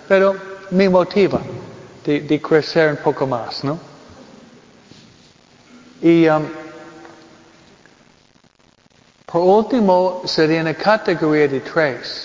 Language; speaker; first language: Spanish; non-native, fluent; English